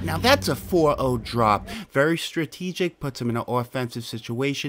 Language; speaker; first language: English; native; English